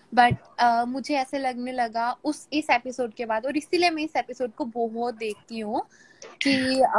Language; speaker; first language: Hindi; native; Hindi